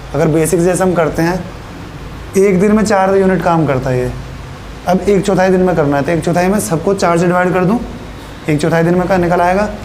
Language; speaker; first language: Hindi; native; Hindi